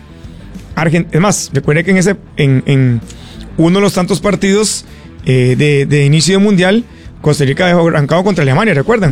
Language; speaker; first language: Spanish; native; Spanish